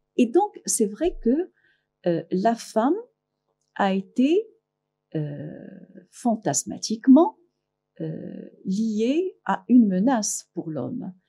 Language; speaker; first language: French; non-native, local second language; Arabic